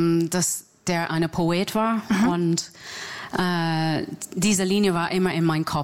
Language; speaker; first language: German; non-native, fluent; English